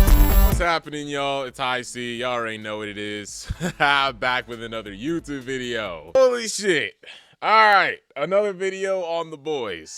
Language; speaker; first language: English; native; English